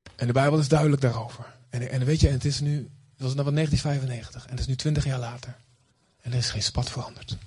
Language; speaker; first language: Dutch; native; Dutch